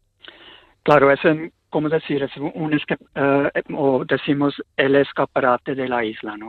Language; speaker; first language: Spanish; non-native, fluent; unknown